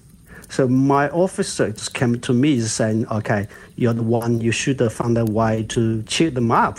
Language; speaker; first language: English; non-native, fluent; Chinese